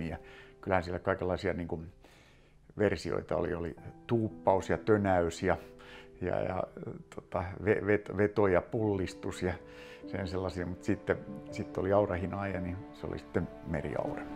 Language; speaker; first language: Finnish; native; Finnish